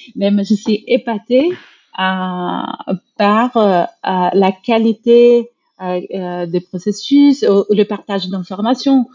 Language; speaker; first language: French; non-native, fluent; Portuguese